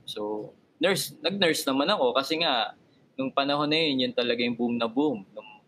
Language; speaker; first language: Filipino; native; Filipino